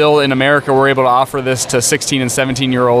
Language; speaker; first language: English; native; English